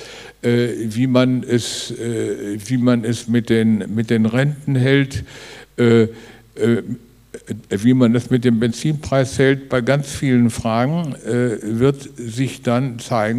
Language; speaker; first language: German; native; German